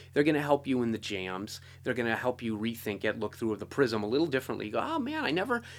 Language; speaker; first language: English; native; English